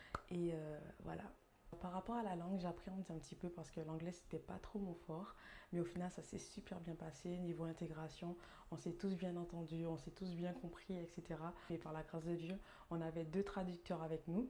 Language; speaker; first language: French; native; French